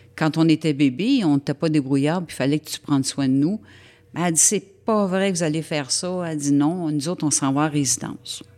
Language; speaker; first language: French; native; French